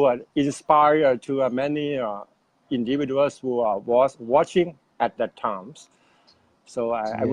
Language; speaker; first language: English; non-native, fluent; Thai